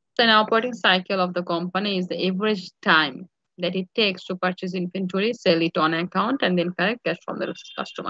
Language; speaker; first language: English; non-native, local second language; Bangla